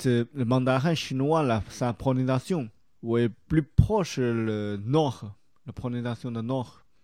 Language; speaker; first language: French; non-native, learner; Chinese